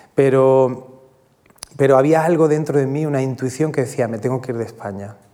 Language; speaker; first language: Spanish; native; Spanish